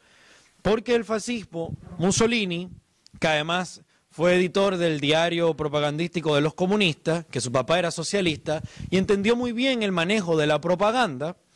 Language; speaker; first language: Spanish; native; Spanish